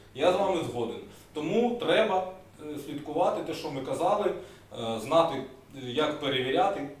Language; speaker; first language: Ukrainian; non-native, local second language; Russian